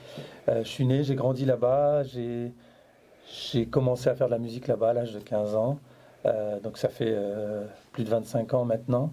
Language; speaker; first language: French; native; French